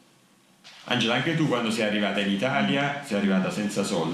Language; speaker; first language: Italian; native; Italian